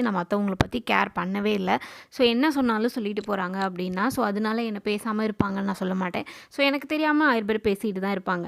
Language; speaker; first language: Tamil; native; Tamil